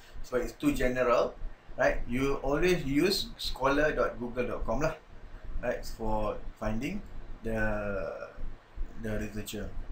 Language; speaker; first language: English; non-native, local second language; Malay